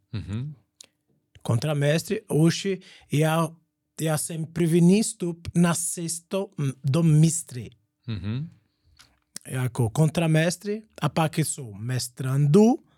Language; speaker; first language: Czech; non-native, learner; Portuguese